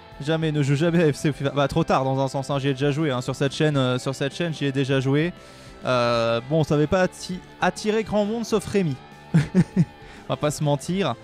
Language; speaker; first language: French; native; French